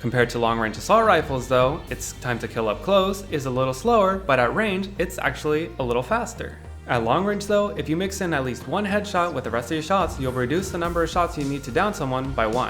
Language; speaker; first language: English; native; English